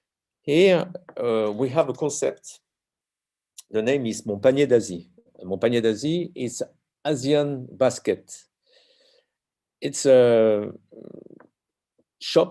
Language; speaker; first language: English; non-native, learner; French